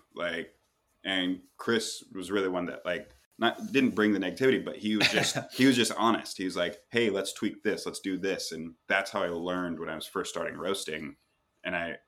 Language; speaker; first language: English; native; English